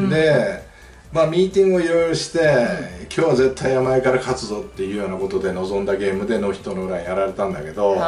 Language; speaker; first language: Japanese; native; Japanese